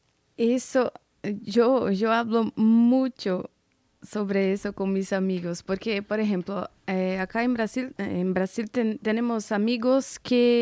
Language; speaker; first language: Spanish; non-native, fluent; Portuguese